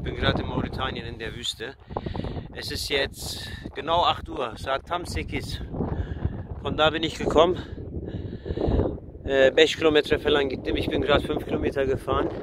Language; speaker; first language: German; early bilingual, other home language; Turkish